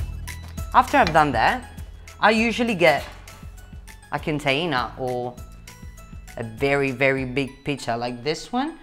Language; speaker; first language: English; non-native, fluent; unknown